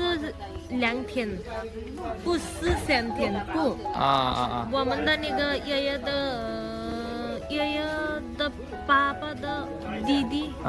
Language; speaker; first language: Chinese; non-native, learner; Nepali